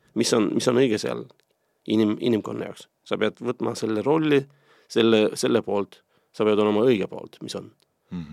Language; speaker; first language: Estonian; non-native, fluent; Turkish